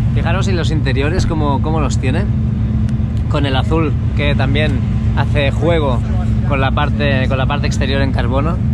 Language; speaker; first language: Spanish; native; Spanish